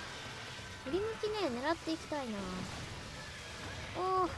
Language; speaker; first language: Japanese; native; Japanese